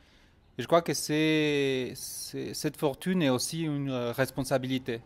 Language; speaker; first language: French; non-native, fluent; Spanish